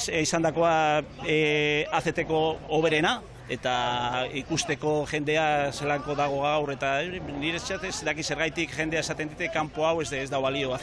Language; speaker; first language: Basque; non-native, local second language; Spanish